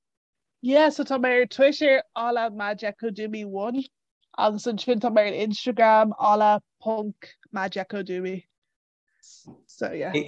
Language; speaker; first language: Irish; non-native, local second language; English